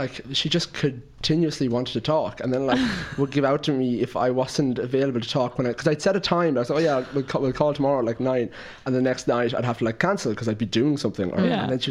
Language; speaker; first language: English; native; English